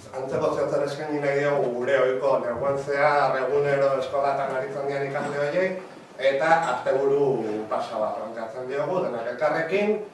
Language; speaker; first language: Basque; native; Basque